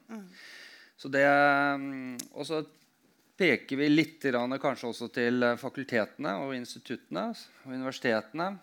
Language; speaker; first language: Norwegian; native; Norwegian